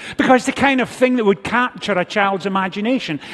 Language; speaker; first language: English; native; English